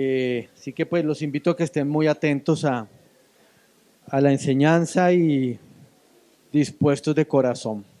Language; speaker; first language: Spanish; native; Spanish